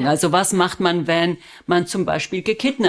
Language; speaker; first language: German; non-native, fluent; Spanish